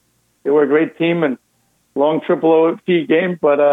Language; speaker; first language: English; non-native, fluent; German